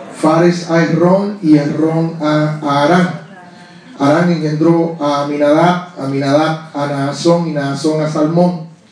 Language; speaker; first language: Spanish; native; Spanish